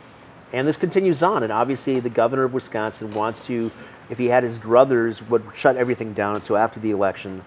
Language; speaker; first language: English; native; English